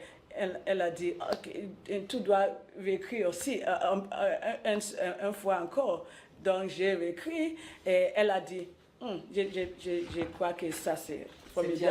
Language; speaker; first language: French; non-native, local second language; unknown